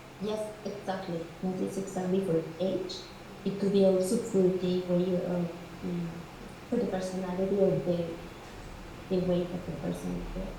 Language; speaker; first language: English; non-native, fluent; Spanish